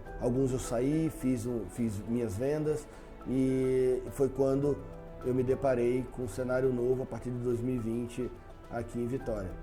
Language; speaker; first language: Portuguese; native; Portuguese